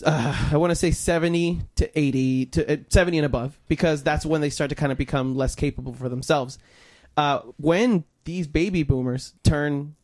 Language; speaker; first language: English; native; English